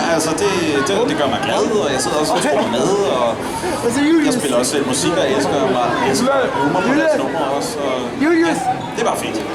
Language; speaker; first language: Danish; native; Danish